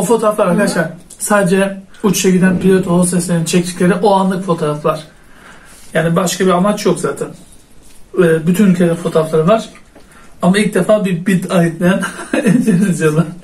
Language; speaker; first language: Turkish; native; Turkish